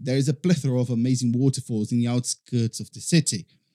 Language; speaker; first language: English; non-native, fluent; Portuguese